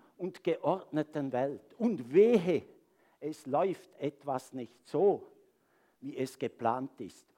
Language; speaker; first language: German; native; German